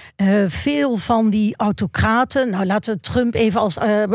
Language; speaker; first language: Dutch; native; Dutch